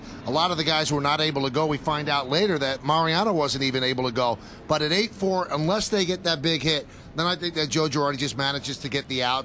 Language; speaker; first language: English; native; English